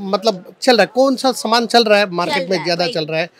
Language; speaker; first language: Hindi; non-native, local second language; Assamese